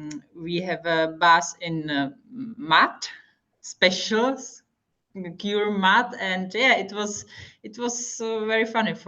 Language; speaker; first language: English; non-native, fluent; Hungarian